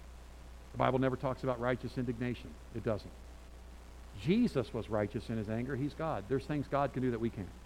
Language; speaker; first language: English; native; English